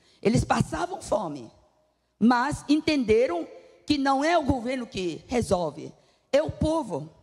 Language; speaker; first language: Portuguese; non-native, fluent; Korean